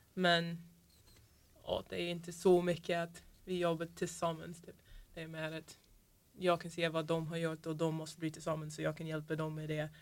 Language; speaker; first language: Swedish; non-native, learner; English